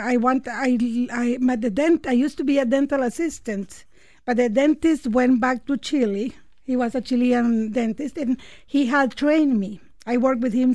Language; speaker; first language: English; non-native, fluent; Spanish